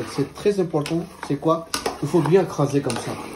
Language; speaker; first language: French; non-native, learner; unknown